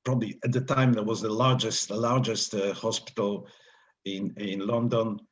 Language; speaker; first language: English; non-native, fluent; Polish